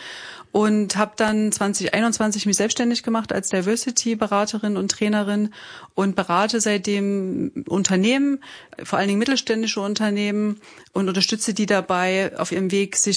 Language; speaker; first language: German; native; German